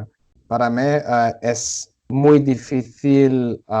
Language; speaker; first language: Spanish; non-native, learner; German